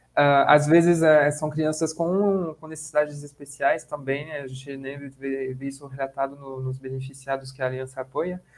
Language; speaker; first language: Portuguese; non-native, fluent; French